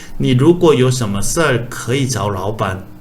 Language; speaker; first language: Chinese; non-native, fluent; Korean